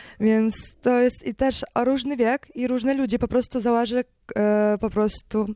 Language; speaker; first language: Polish; non-native, learner; Ukrainian